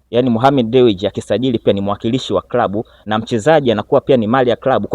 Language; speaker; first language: Swahili; native; Swahili